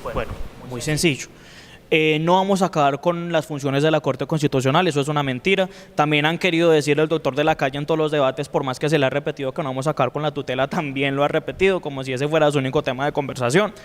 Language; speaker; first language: Spanish; native; Spanish